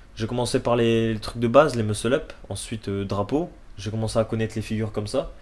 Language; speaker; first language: French; native; French